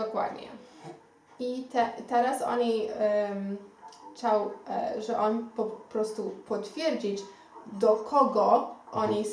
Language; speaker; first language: Polish; non-native, learner; Xhosa